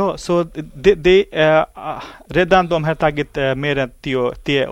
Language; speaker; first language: Swedish; non-native, learner; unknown